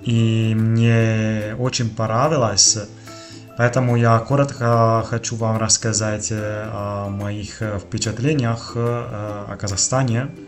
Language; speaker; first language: Russian; non-native, fluent; Italian